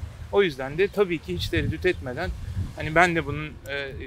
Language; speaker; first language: Turkish; native; Turkish